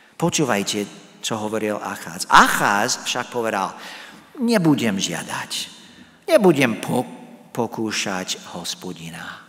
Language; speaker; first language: Slovak; non-native, fluent; English